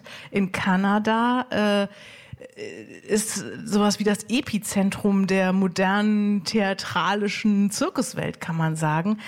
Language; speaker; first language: German; native; German